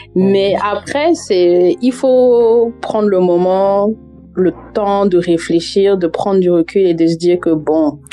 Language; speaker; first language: French; native; French